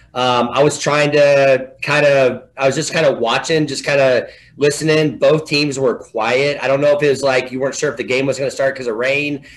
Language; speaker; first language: English; native; English